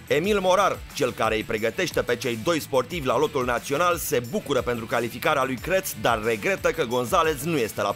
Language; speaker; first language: Romanian; native; Romanian